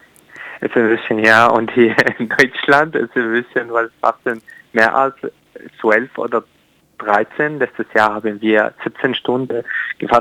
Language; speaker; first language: German; non-native, learner; Arabic